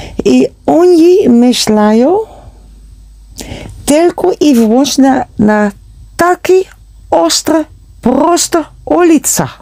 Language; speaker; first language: Polish; non-native, learner; Dutch